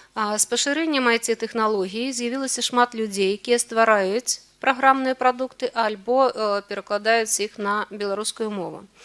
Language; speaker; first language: Belarusian; native; Belarusian